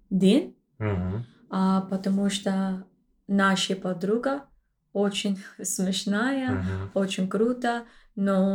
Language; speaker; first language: Russian; non-native, learner; English